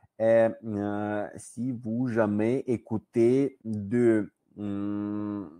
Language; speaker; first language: French; non-native, learner; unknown